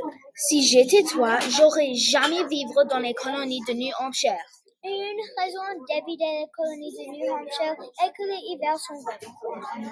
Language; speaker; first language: French; non-native, learner; English